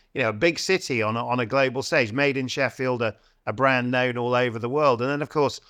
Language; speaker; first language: English; native; English